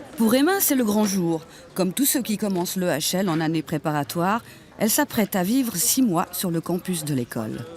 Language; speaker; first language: French; native; French